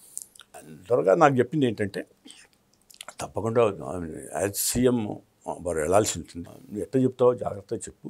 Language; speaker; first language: Telugu; native; Telugu